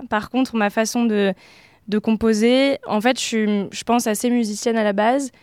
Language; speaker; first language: French; native; French